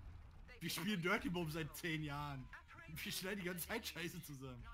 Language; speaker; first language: German; native; German